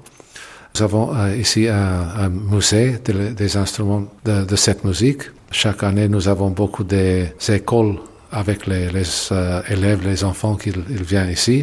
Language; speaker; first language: French; non-native, learner; English